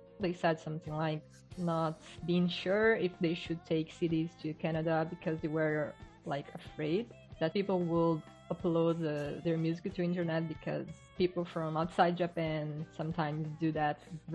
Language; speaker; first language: English; non-native, fluent; Portuguese